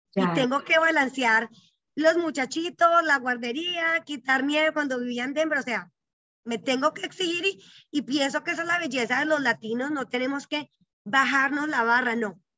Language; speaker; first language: Spanish; native; Spanish